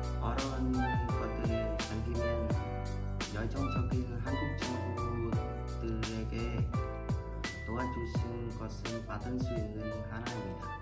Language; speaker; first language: Korean; non-native, learner; Vietnamese